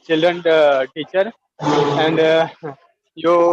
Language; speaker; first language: English; non-native, learner; Hindi